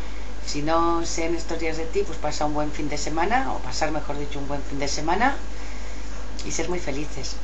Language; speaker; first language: Spanish; native; Spanish